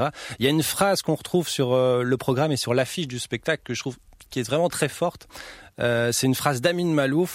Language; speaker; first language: French; native; French